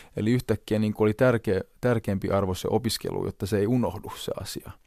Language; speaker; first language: Finnish; non-native, local second language; Hebrew